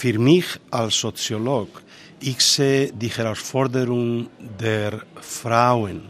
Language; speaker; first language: German; non-native, learner; Spanish